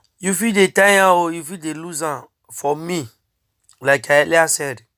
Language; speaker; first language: Nigerian Pidgin; non-native, local second language; Bini